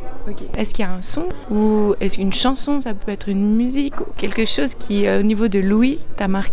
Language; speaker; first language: French; native; French